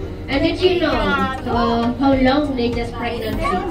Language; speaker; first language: English; non-native, fluent; Indonesian